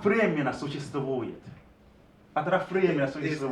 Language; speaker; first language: Russian; non-native, learner; Chinese